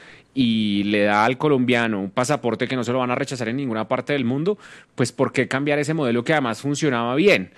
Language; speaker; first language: Spanish; native; Spanish